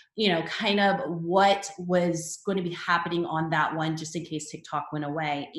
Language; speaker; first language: English; native; English